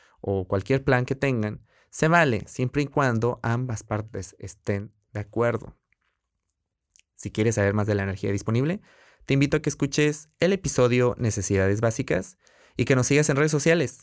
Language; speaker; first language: Spanish; native; Spanish